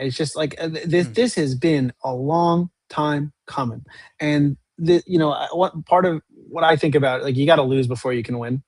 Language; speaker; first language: English; native; English